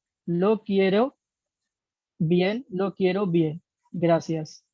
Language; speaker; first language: Spanish; non-native, learner; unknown